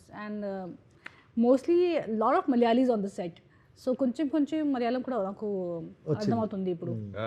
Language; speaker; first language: Telugu; non-native, fluent; Hindi